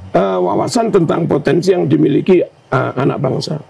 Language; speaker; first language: Indonesian; native; Indonesian